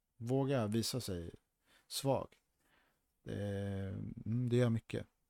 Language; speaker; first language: Swedish; early bilingual, other home language; Spanish